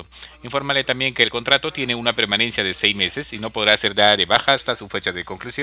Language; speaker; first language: Spanish; native; Spanish